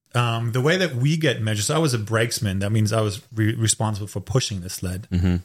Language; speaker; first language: English; non-native, fluent; German